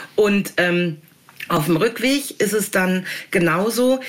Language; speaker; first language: German; native; German